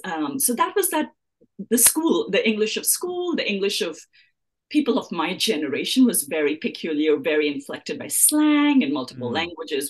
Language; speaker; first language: English; native; English